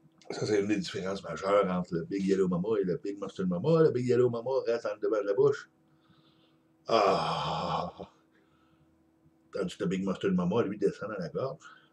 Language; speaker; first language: French; native; French